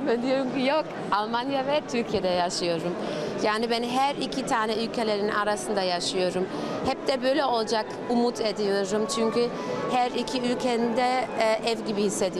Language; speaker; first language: Turkish; early bilingual, heritage; German